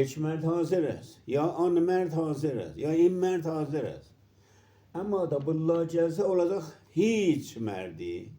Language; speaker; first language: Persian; non-native, local second language; Azerbaijani